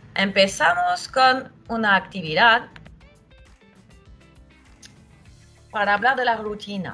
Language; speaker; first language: Spanish; non-native, fluent; French